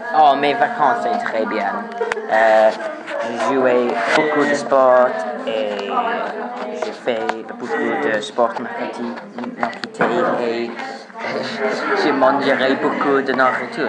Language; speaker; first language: French; non-native, learner; English